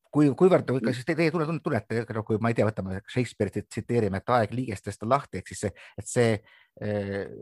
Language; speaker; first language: Estonian; native; Estonian